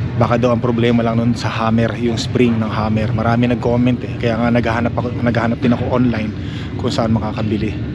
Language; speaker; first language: Filipino; native; Filipino